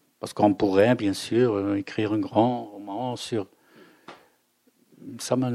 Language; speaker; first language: French; non-native, fluent; German